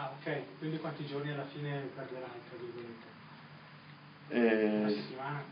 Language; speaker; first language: Italian; native; Italian